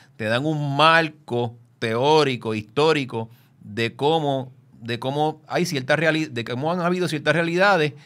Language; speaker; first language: Spanish; native; Spanish